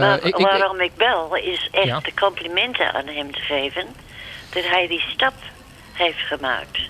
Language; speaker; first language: Dutch; early bilingual, other home language; English